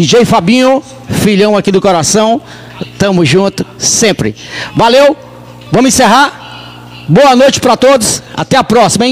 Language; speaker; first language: Portuguese; native; Portuguese